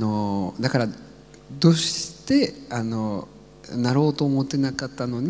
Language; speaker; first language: Japanese; non-native, learner; French